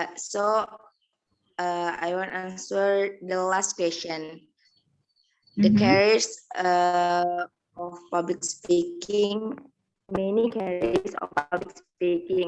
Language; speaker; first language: English; non-native, learner; Indonesian